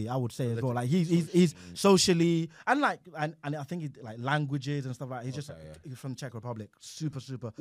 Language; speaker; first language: English; non-native, local second language; Yoruba